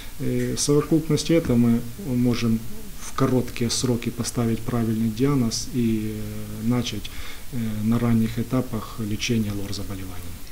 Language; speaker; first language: Russian; native; Russian